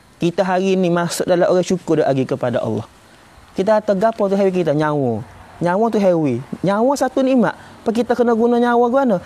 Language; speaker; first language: Malay; native; Malay